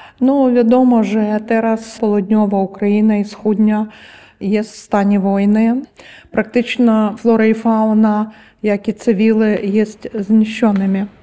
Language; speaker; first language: Polish; non-native, learner; Ukrainian